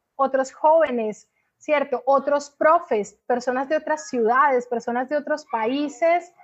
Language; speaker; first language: Spanish; native; Spanish